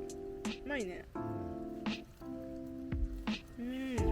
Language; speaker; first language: Japanese; native; Japanese